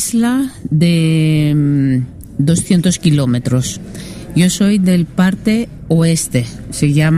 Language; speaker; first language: Spanish; non-native, fluent; Greek